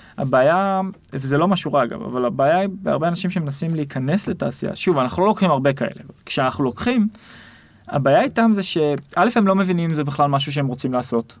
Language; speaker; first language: Hebrew; native; Hebrew